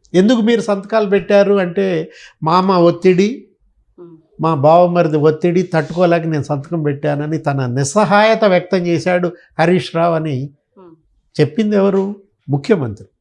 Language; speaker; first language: Telugu; native; Telugu